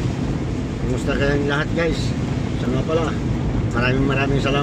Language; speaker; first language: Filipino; native; Filipino